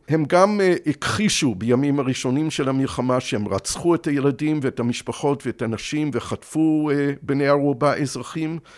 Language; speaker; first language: Hebrew; non-native, fluent; English